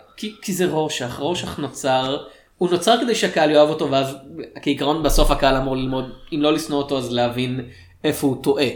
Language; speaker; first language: Hebrew; native; Hebrew